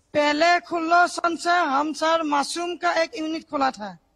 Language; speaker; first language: Hindi; non-native, local second language; Assamese